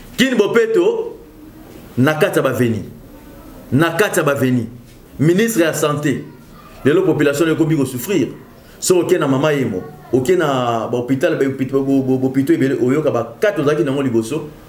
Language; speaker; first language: Lingala; native; Lingala